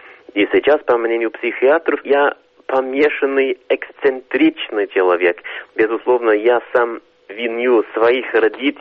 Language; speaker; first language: Russian; non-native, fluent; English